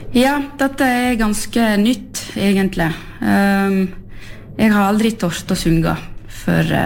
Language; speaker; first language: Norwegian; early bilingual, heritage; French